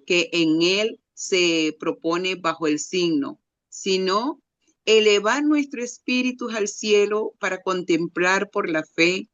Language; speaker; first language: Spanish; native; Spanish